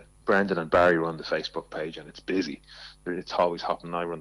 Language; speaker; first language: English; native; English